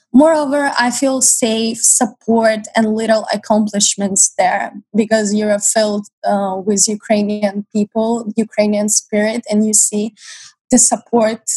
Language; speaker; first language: English; non-native, fluent; Ukrainian